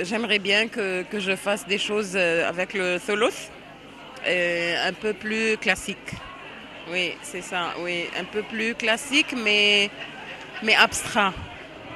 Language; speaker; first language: French; non-native, fluent; Arabic